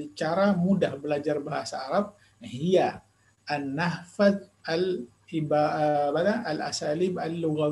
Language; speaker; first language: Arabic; non-native, fluent; Indonesian